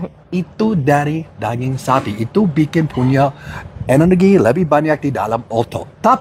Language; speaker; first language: Indonesian; non-native, fluent; English